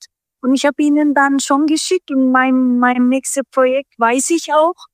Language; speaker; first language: German; non-native, fluent; Turkish